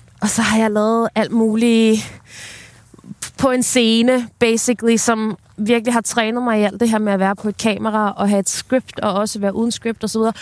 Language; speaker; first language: Danish; early bilingual, other home language; Ukrainian